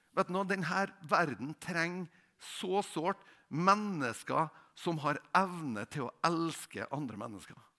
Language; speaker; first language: Norwegian; native; Norwegian